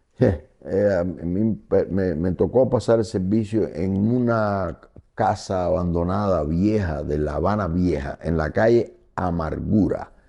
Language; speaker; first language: Spanish; native; Spanish